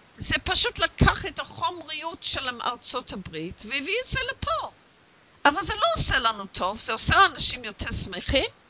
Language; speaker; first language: Hebrew; non-native, fluent; English